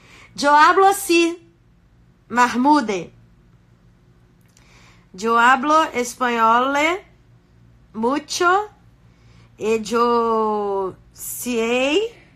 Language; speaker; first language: Spanish; non-native, learner; Portuguese